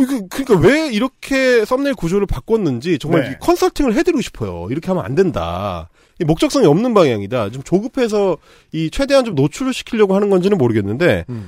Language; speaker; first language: Korean; native; Korean